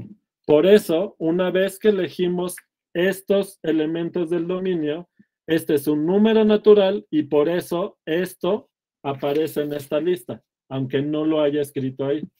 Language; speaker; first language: Spanish; native; Spanish